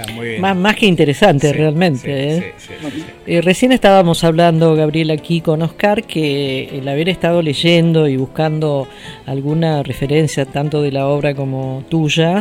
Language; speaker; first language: Spanish; native; Spanish